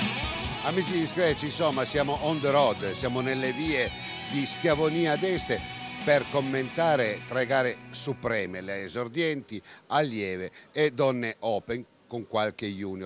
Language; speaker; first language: Italian; native; Italian